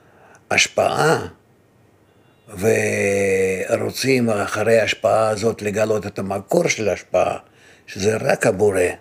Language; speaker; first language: Hebrew; non-native, fluent; Russian